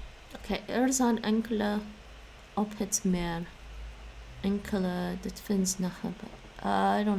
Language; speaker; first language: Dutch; non-native, learner; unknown